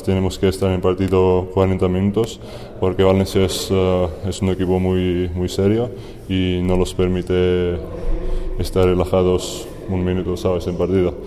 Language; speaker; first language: Spanish; non-native, fluent; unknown